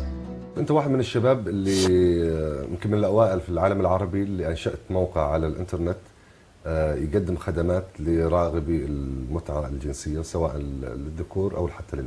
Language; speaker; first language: Arabic; native; Arabic